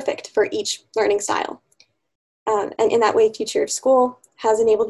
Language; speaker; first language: English; native; English